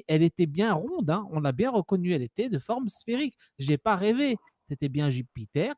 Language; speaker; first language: French; native; French